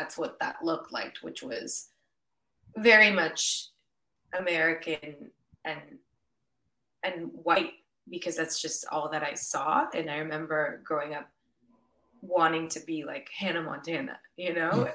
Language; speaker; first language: English; early bilingual, other home language; Spanish